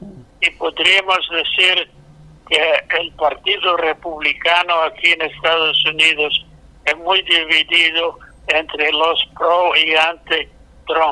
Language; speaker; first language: Spanish; non-native, fluent; English